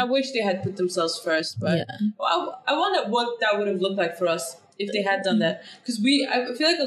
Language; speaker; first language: English; non-native, fluent; Danish